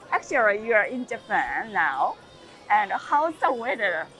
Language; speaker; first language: English; non-native, learner; Japanese